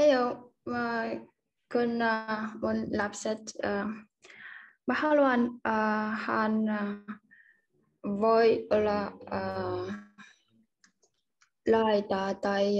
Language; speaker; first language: Finnish; non-native, learner; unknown